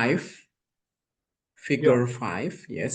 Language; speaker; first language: English; non-native, learner; Indonesian